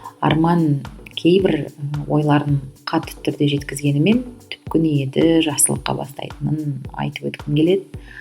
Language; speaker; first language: Kazakh; native; Kazakh